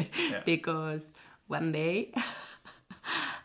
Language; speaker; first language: English; non-native, learner; Spanish